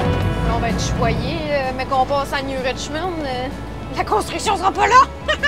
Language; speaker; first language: French; native; French